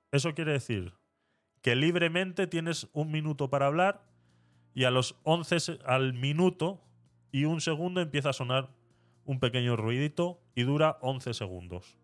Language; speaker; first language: Spanish; native; Spanish